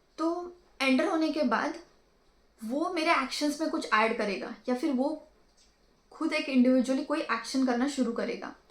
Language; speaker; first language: Hindi; non-native, local second language; Marathi